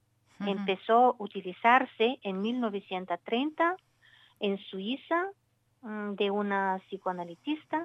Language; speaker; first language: Spanish; non-native, learner; Bulgarian